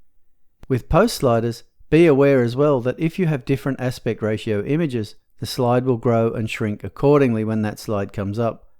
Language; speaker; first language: English; native; English